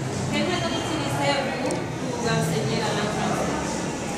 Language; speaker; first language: French; non-native, learner; Spanish